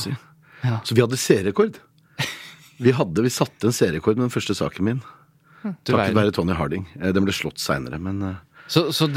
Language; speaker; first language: Norwegian; native; Norwegian